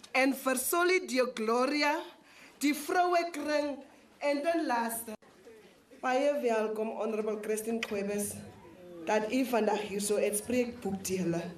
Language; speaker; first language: Afrikaans; non-native, local second language; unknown